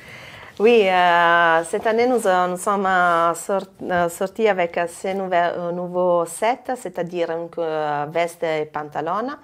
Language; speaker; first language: French; non-native, fluent; Italian